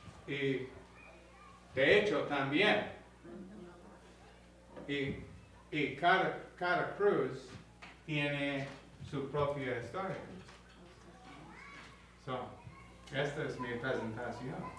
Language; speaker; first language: Spanish; non-native, learner; English